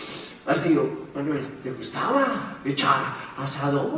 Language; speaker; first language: Spanish; native; Spanish